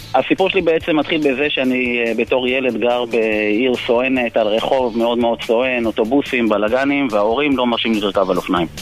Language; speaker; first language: Hebrew; native; Hebrew